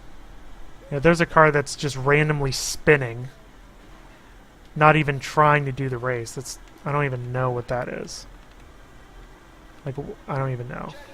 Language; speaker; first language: English; native; English